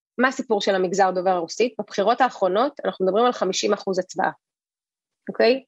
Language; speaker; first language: Hebrew; early bilingual, other home language; Russian